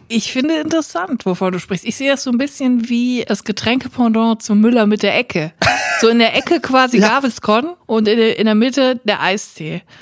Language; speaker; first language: German; native; German